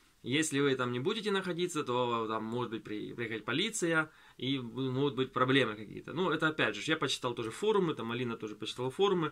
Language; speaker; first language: Russian; native; Russian